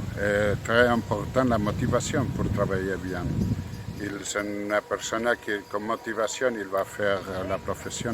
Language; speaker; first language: French; non-native, learner; Catalan